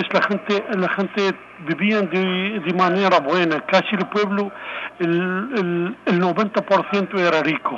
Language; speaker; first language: Spanish; non-native, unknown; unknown